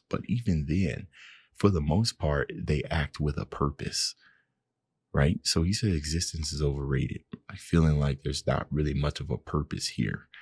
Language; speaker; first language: English; native; English